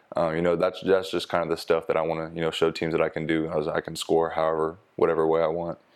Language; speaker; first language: English; native; English